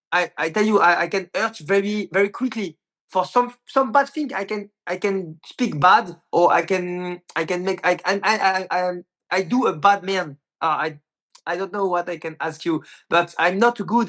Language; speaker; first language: English; non-native, learner; French